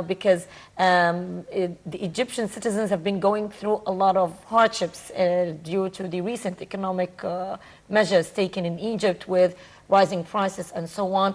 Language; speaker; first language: English; non-native, fluent; Arabic